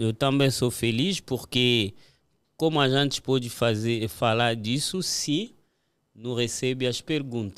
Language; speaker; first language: Portuguese; non-native, fluent; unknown